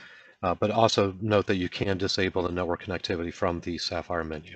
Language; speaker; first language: English; native; English